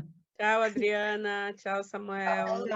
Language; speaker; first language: Portuguese; native; Portuguese